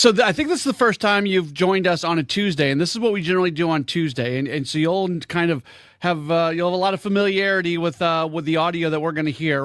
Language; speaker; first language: English; native; English